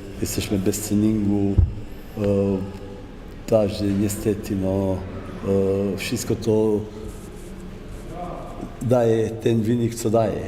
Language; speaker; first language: Polish; non-native, fluent; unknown